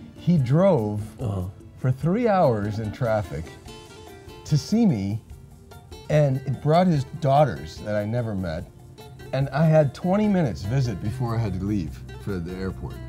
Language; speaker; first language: English; native; English